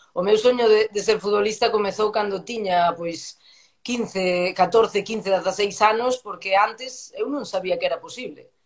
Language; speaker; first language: Galician; native; Galician